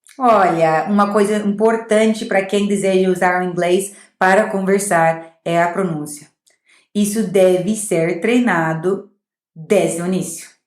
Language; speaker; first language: Portuguese; non-native, fluent; English